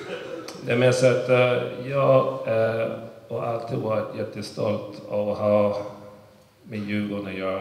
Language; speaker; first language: Swedish; early bilingual, other home language; English